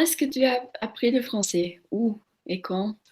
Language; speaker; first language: French; non-native, learner; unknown